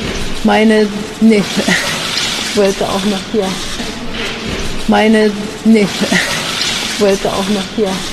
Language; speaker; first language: German; native; German